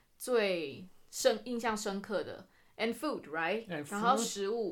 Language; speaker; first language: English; non-native, fluent; Chinese